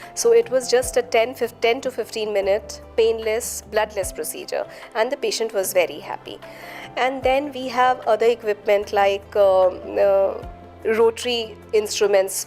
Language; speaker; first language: English; non-native, local second language; Hindi